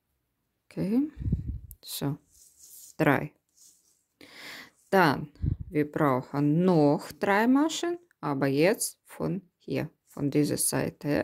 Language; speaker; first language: German; non-native, learner; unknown